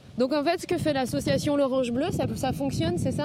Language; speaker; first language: French; native; French